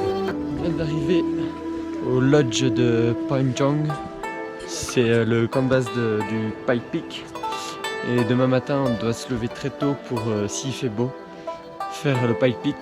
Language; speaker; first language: French; native; French